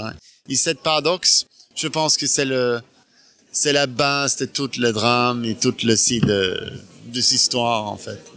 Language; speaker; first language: French; non-native, fluent; Norwegian